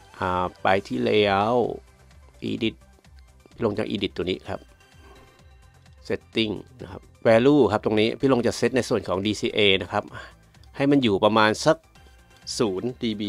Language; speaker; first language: Thai; native; Thai